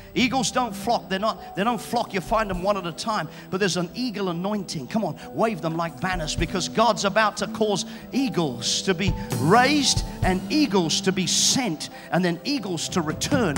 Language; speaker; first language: English; native; English